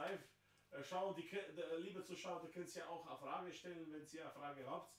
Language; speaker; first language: German; non-native, fluent; Slovenian